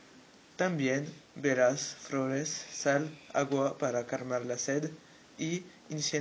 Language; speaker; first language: Spanish; non-native, learner; French